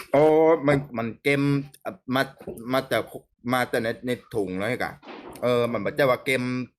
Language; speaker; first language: Thai; native; Thai